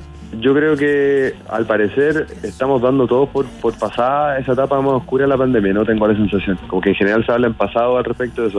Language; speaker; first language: Spanish; native; Spanish